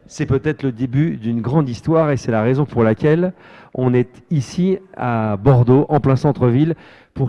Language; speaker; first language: French; native; French